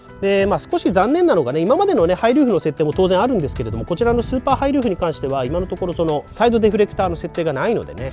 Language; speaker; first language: Japanese; native; Japanese